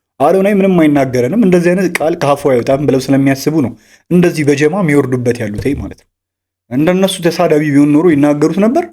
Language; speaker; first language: Amharic; native; Amharic